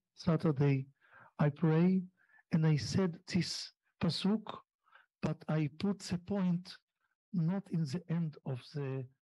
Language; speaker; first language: English; non-native, learner; Hebrew